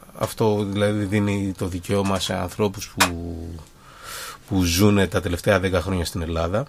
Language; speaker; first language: Greek; early bilingual, other home language; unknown